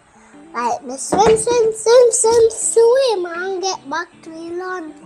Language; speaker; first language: English; non-native, local second language; Jamaican Creole English